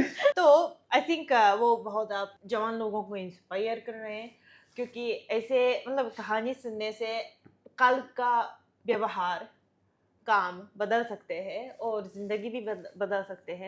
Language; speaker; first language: Hindi; non-native, fluent; Japanese